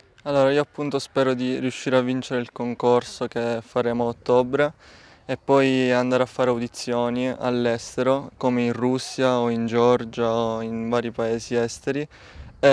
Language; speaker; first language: Italian; native; Italian